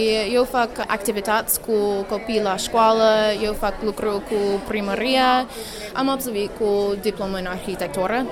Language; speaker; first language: Romanian; non-native, learner; English